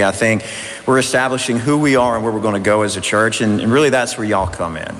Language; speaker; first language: English; native; English